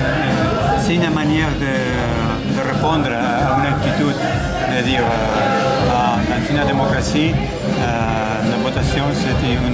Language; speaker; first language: French; non-native, learner; Catalan